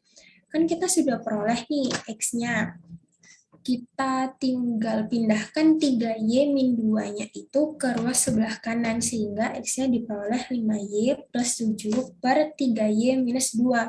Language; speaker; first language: Indonesian; native; Indonesian